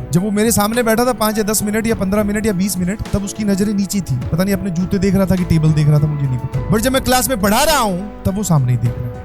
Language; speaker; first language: Hindi; native; Hindi